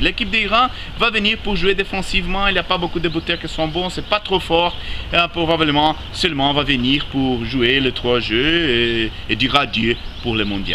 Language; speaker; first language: French; non-native, learner; Spanish